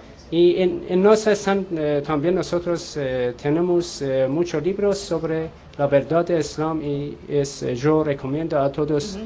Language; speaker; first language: Spanish; non-native, learner; Persian